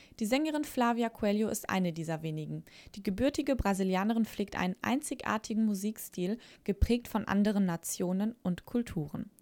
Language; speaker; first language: German; native; German